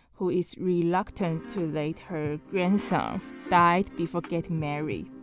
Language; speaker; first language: English; non-native, learner; Chinese